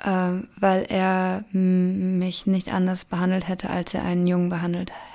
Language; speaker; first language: German; native; German